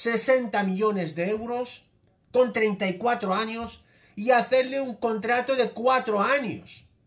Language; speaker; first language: Spanish; native; Spanish